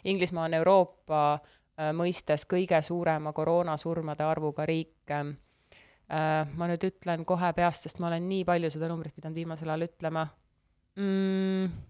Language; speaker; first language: Estonian; native; Estonian